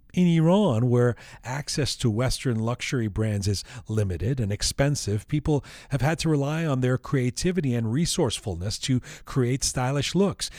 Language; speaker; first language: English; early bilingual, other home language; Persian